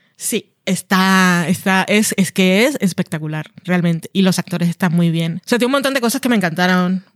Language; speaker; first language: Spanish; native; Spanish